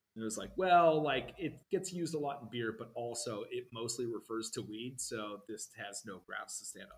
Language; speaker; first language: English; native; English